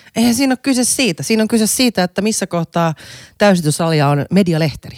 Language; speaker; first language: Finnish; native; Finnish